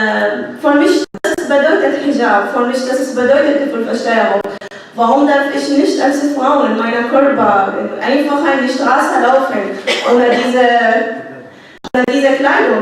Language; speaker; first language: German; non-native, learner; Arabic